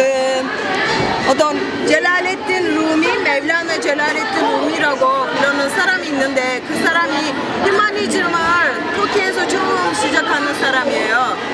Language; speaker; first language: Korean; non-native, fluent; Turkish